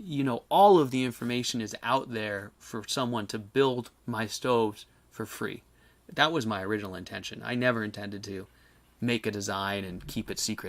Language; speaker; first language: English; native; English